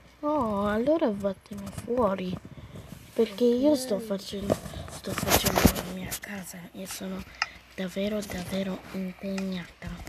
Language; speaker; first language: Italian; early bilingual, other home language; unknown